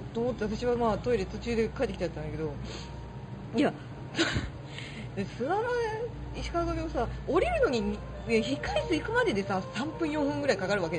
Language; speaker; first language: Japanese; native; Japanese